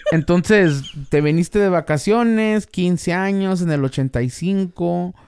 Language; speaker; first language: Spanish; early bilingual, other home language; English